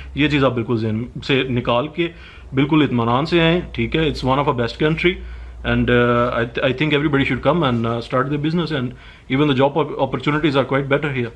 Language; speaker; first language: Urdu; non-native, local second language; Northern Hindko